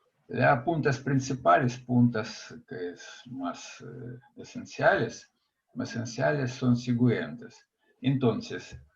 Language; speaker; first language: Spanish; non-native, fluent; Russian